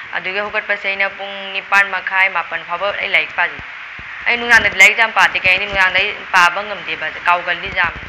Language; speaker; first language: Manipuri; native; Manipuri